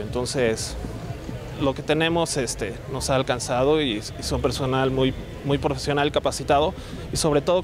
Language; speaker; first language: Spanish; native; Spanish